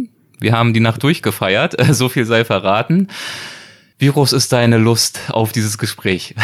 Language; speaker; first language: German; native; German